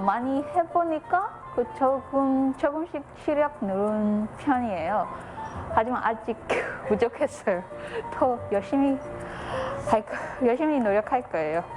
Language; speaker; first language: Korean; non-native, learner; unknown